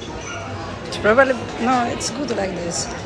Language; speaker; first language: English; non-native, learner; Italian